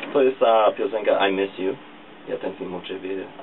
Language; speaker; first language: Polish; early bilingual, other home language; English